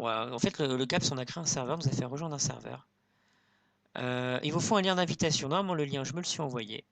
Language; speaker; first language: French; native; French